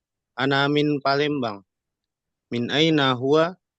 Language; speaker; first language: Arabic; non-native, learner; Indonesian